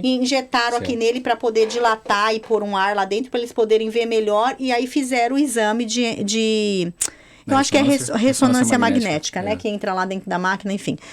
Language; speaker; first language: Portuguese; native; Portuguese